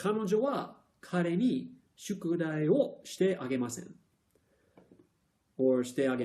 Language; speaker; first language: Japanese; non-native, fluent; English